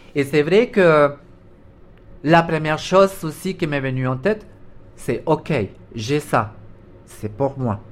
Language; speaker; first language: French; non-native, fluent; Spanish